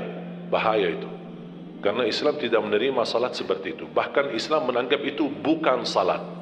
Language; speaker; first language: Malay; non-native, fluent; Arabic